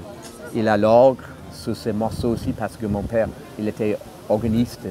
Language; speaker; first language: French; non-native, fluent; English